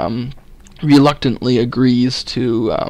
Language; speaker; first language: English; native; English